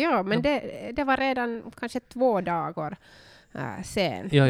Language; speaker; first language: Swedish; non-native, local second language; Finnish